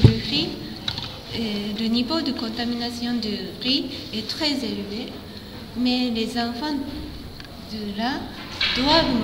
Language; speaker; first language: French; non-native, fluent; Japanese